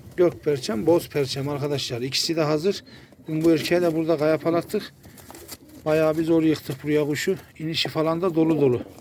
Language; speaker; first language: Turkish; native; Turkish